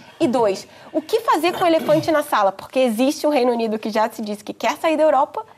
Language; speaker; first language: Portuguese; native; Portuguese